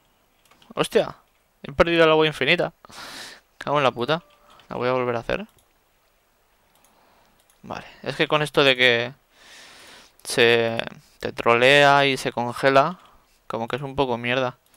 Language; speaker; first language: Spanish; native; Spanish